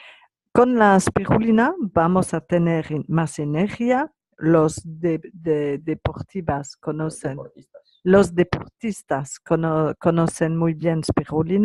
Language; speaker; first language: Spanish; non-native, learner; French